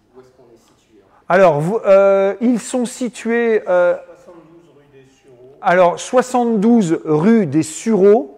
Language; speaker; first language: French; native; French